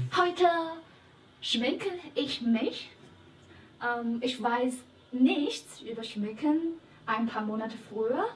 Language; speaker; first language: German; non-native, learner; Chinese